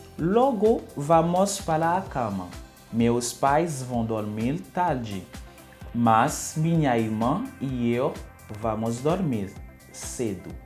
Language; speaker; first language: Portuguese; non-native, learner; Haitian Creole